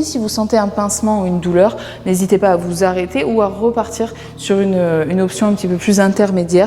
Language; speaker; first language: French; native; French